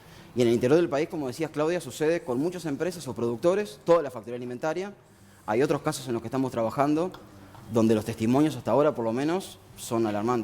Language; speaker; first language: Spanish; native; Spanish